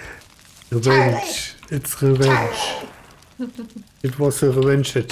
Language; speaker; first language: English; non-native, learner; German